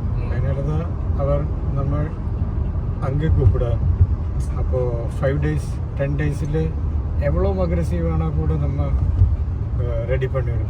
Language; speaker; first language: Tamil; non-native, learner; Malayalam